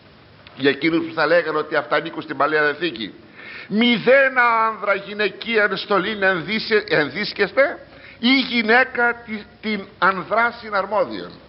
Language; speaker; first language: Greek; native; Greek